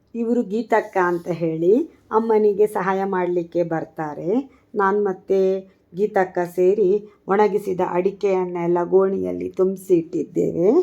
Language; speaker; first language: Kannada; non-native, local second language; Tulu